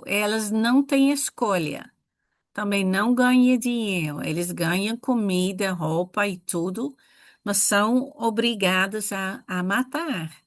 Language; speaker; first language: Portuguese; non-native, fluent; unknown